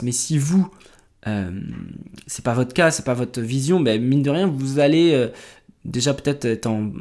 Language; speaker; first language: French; native; French